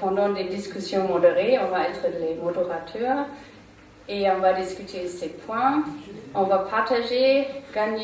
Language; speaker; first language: French; non-native, learner; German